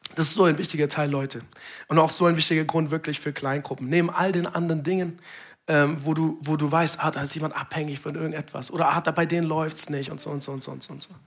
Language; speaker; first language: German; non-native, fluent; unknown